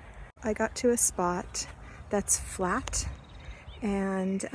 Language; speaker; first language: English; native; English